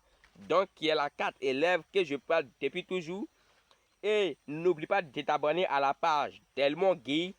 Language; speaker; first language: French; non-native, local second language; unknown